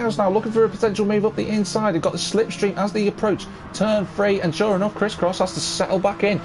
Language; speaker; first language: English; native; English